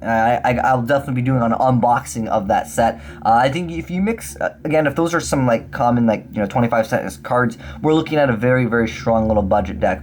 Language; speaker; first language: English; native; English